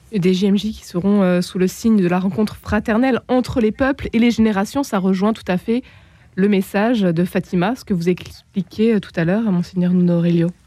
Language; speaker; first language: French; native; French